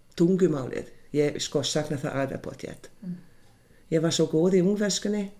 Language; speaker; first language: Icelandic; non-native, learner; Hungarian